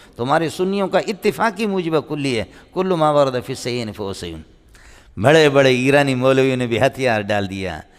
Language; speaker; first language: Urdu; non-native, local second language; Brahui